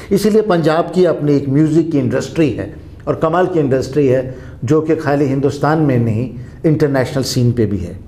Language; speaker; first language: Hindi; native; Hindi